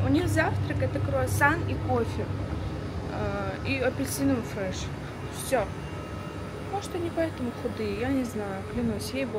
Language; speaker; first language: Russian; native; Russian